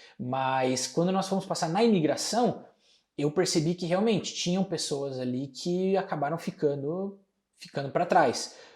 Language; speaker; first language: Portuguese; native; Portuguese